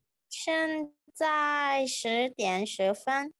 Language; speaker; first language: Chinese; non-native, learner; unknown